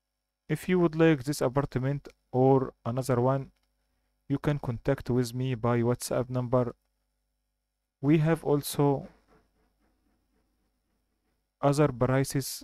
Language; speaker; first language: English; non-native, learner; Arabic